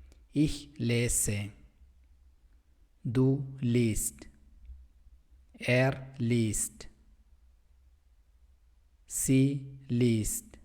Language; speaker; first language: German; non-native, fluent; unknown